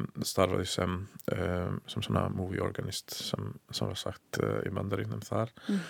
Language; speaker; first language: Icelandic; non-native, learner; Hungarian